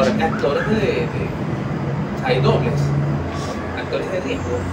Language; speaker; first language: Spanish; native; Spanish